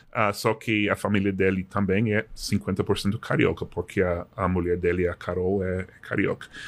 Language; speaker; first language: Portuguese; non-native, fluent; English